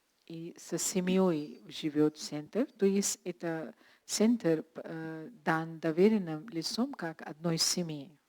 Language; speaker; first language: Russian; non-native, learner; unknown